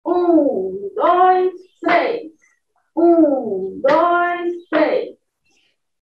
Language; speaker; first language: Portuguese; native; Portuguese